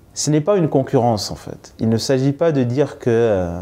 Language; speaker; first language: French; non-native, local second language; Wolof